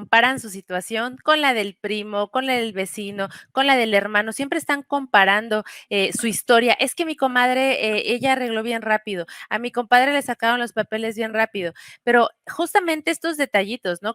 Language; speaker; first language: Spanish; native; Spanish